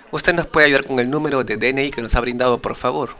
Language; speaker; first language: Spanish; native; Spanish